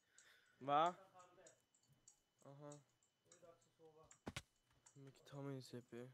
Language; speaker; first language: Swedish; native; Swedish